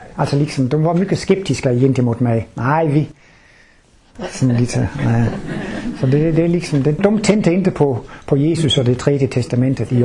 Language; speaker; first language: Swedish; non-native, fluent; Danish